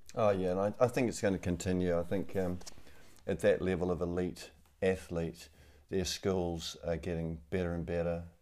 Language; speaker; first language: English; native; English